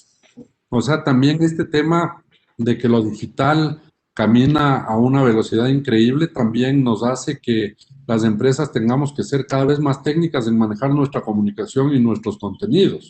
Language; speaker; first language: Spanish; native; Spanish